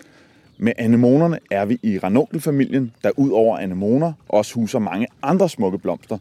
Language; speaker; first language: Danish; native; Danish